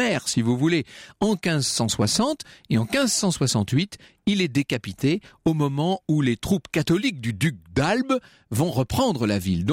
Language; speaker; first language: French; native; French